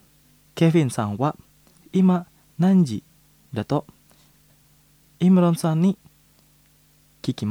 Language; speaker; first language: Japanese; non-native, fluent; Indonesian